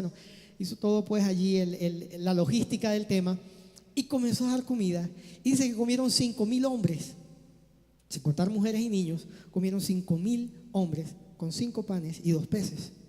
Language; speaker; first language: Spanish; native; Spanish